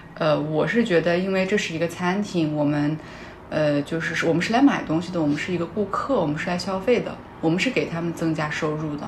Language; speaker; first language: Chinese; non-native, local second language; Kazakh